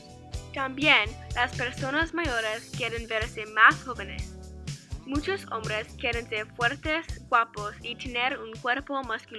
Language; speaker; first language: Spanish; non-native, learner; English